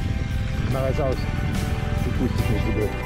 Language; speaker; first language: German; native; German